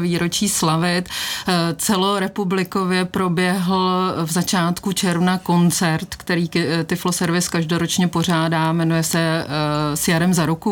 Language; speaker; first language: Czech; native; Czech